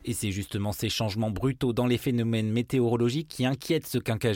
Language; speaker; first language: French; native; French